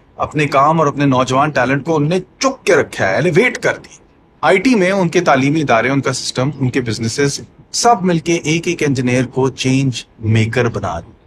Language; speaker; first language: Urdu; native; Urdu